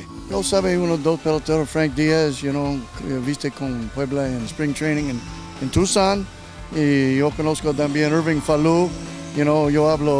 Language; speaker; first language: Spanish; non-native, learner; English